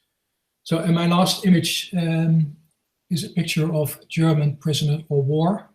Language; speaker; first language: English; non-native, fluent; Dutch